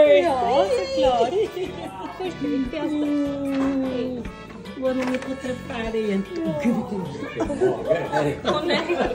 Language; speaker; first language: Swedish; non-native, learner; Filipino